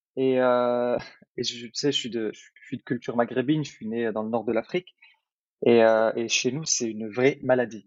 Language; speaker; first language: French; early bilingual, other home language; Arabic